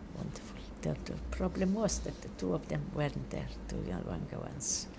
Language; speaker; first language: English; non-native, fluent; Polish